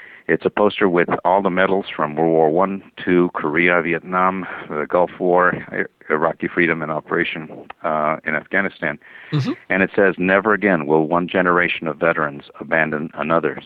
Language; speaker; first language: English; non-native, fluent; Spanish